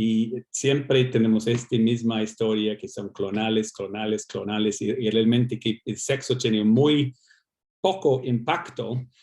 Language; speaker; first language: Spanish; non-native, fluent; English